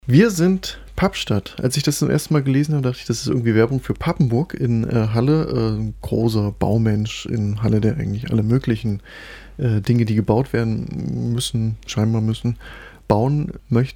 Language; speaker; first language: German; native; German